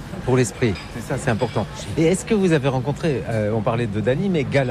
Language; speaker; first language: French; native; French